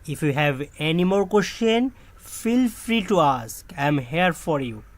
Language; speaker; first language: English; non-native, learner; Bangla